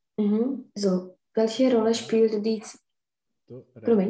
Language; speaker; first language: German; non-native, fluent; Czech